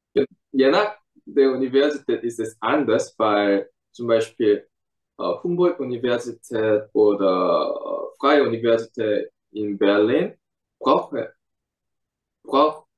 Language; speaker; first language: German; non-native, fluent; Korean